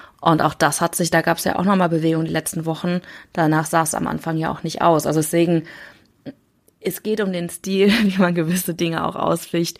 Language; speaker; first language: German; early bilingual, other home language; Korean